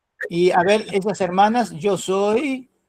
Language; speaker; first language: Spanish; non-native, fluent; Portuguese